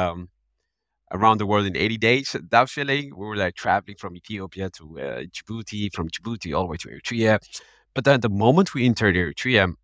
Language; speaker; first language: English; non-native, fluent; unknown